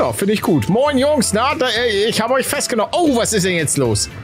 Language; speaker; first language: German; native; German